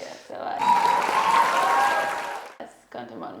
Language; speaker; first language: German; non-native, learner; Spanish